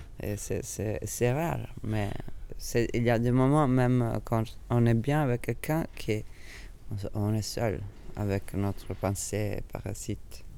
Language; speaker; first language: French; non-native, fluent; Italian